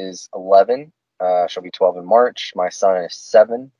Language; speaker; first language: English; native; English